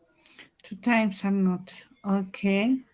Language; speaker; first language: English; non-native, learner; Spanish